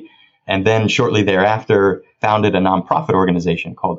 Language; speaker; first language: English; native; English